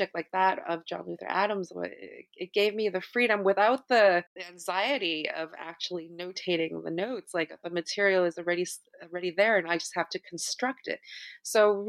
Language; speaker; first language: English; native; English